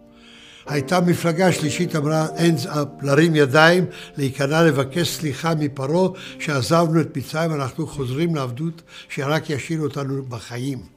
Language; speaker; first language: Hebrew; early bilingual, other home language; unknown